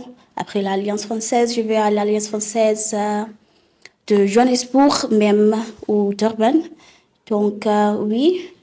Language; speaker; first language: French; non-native, fluent; Southern Sotho